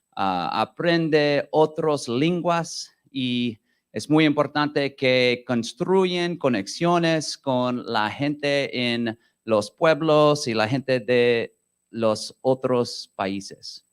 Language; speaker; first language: Spanish; non-native, learner; English